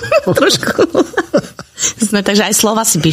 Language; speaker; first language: Slovak; native; Slovak